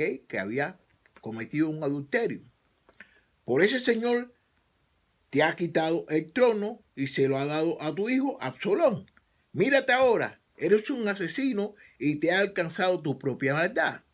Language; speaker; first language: Spanish; native; Spanish